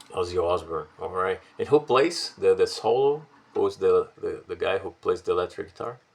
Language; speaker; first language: English; non-native, fluent; Portuguese